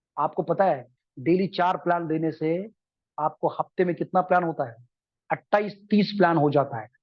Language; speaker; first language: Hindi; non-native, local second language; Marathi